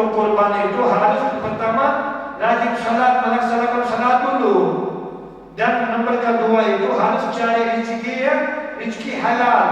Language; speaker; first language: Indonesian; non-native, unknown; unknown